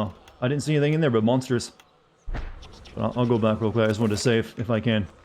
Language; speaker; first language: English; native; English